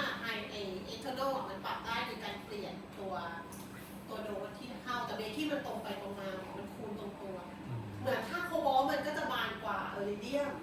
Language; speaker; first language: Thai; native; Thai